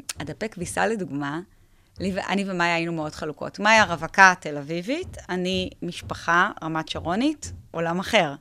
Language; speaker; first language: Hebrew; native; Hebrew